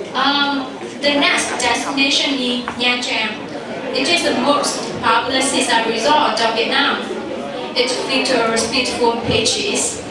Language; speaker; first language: English; non-native, learner; Vietnamese